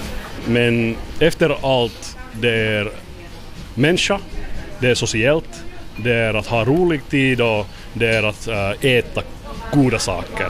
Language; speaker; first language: Swedish; non-native, learner; Finnish